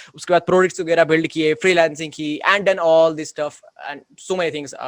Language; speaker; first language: Hindi; native; Hindi